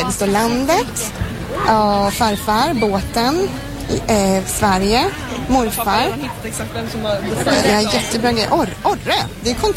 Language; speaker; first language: Swedish; native; Swedish